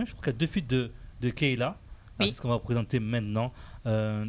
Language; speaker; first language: French; native; French